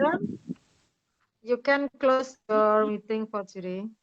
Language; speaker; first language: English; non-native, learner; Indonesian